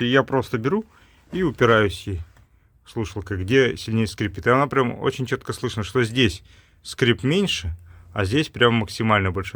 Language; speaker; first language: Russian; native; Russian